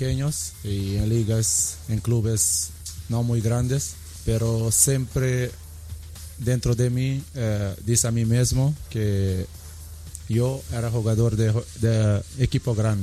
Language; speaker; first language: Portuguese; non-native, local second language; Kabuverdianu